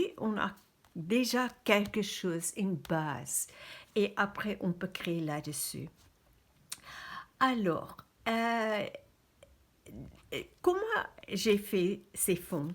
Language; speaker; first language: French; non-native, fluent; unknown